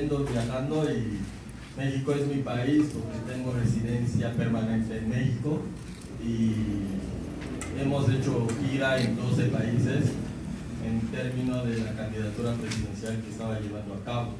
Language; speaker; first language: Spanish; non-native, fluent; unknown